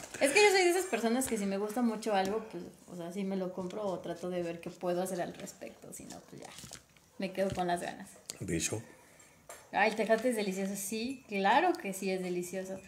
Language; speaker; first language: Spanish; native; Spanish